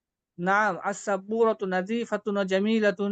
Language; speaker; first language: Arabic; non-native, learner; Bangla